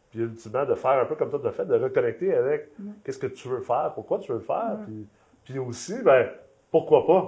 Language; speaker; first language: French; native; French